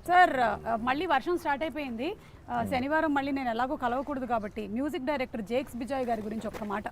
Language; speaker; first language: Telugu; native; Telugu